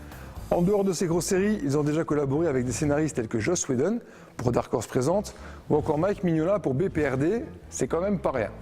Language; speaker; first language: French; native; French